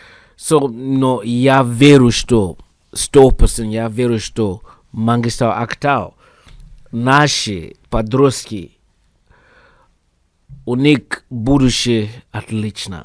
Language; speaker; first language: Russian; non-native, learner; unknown